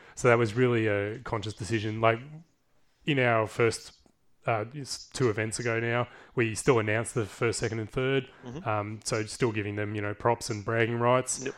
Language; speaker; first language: English; native; English